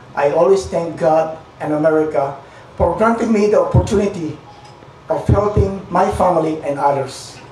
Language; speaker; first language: English; non-native, local second language; Filipino